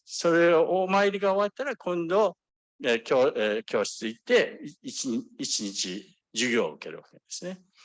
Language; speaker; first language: Japanese; early bilingual, other home language; English